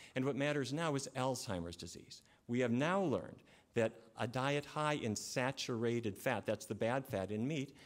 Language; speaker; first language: English; native; English